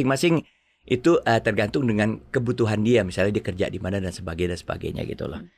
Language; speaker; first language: Indonesian; native; Indonesian